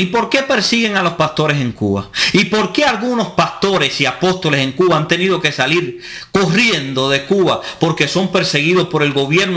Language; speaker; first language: Spanish; native; Spanish